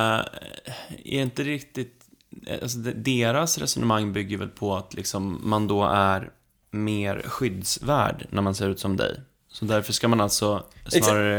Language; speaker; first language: Swedish; native; Swedish